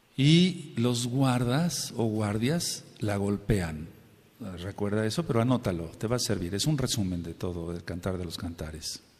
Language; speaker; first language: Spanish; native; Spanish